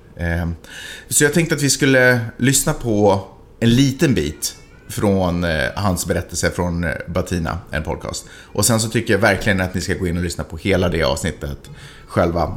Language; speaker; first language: Swedish; native; Swedish